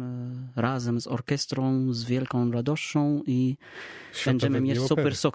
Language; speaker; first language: Polish; non-native, learner; Arabic